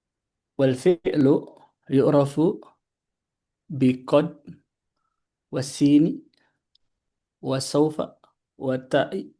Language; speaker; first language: Arabic; non-native, learner; Indonesian